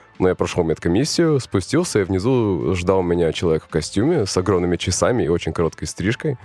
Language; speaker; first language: Russian; native; Russian